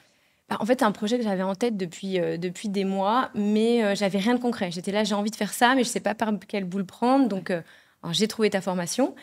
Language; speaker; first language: French; native; French